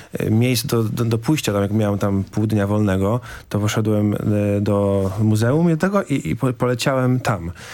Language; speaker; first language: Polish; native; Polish